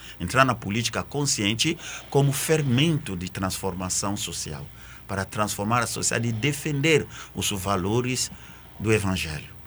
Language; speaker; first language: Portuguese; non-native, fluent; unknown